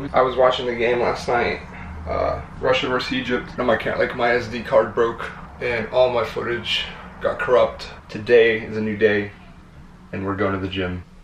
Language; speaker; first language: English; early bilingual, other home language; Russian